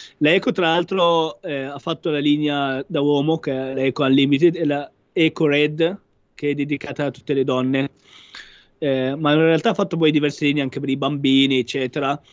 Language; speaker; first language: Italian; non-native, fluent; Arabic